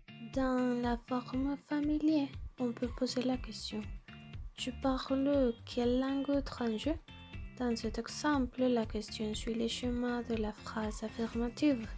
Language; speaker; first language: French; non-native, learner; Spanish